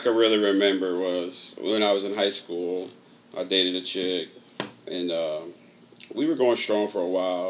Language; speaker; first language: English; native; English